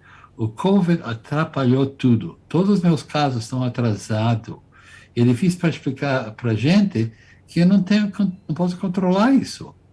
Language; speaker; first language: Portuguese; non-native, fluent; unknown